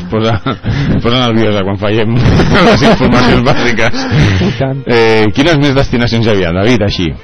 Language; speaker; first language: Catalan; native; Catalan